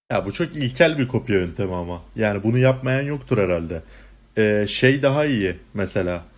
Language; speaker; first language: Turkish; native; Turkish